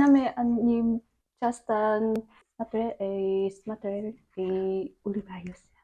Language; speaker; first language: Russian; non-native, learner; Vietnamese